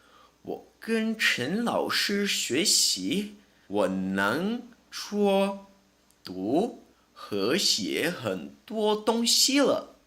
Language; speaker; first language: Chinese; non-native, learner; Portuguese